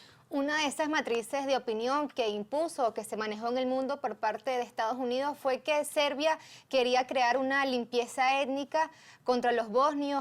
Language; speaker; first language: Spanish; native; Spanish